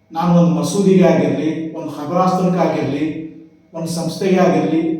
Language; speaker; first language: Kannada; non-native, local second language; Urdu